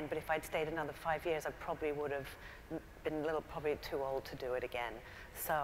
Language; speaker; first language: English; native; English